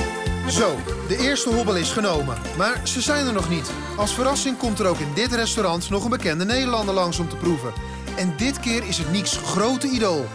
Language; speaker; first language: Dutch; native; Dutch